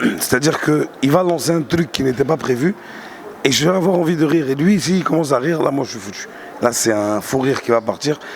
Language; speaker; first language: French; non-native, local second language; Arabic